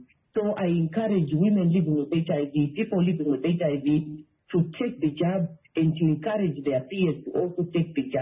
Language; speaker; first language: English; non-native, local second language; Shona